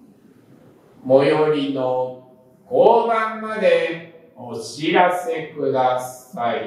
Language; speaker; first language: Japanese; early bilingual, other home language; Russian